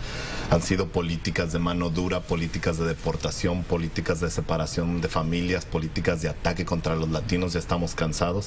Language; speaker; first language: Spanish; native; Spanish